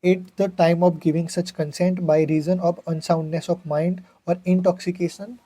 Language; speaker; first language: English; non-native, local second language; Gujarati